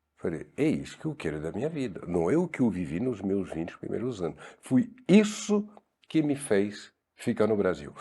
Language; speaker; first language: Portuguese; non-native, fluent; French